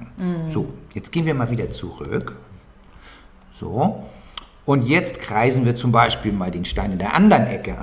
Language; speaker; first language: German; native; German